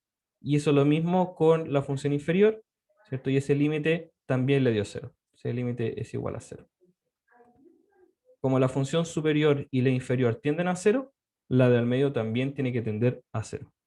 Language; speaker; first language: Spanish; native; Spanish